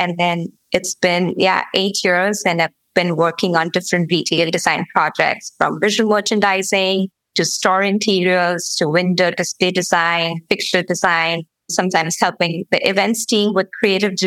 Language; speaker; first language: English; non-native, local second language; Gujarati